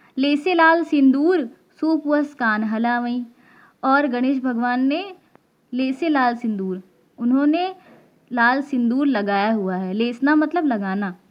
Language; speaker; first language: Hindi; native; Hindi